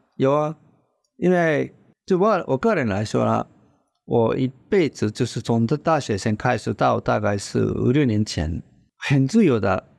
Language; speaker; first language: Chinese; non-native, fluent; Japanese